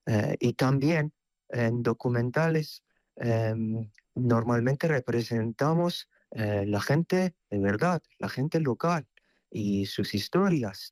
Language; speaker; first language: Spanish; non-native, fluent; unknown